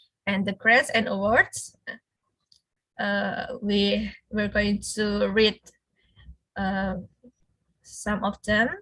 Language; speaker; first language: English; non-native, fluent; Indonesian